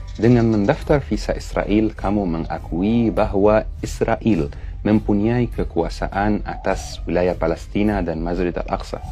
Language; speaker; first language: Malay; non-native, fluent; Arabic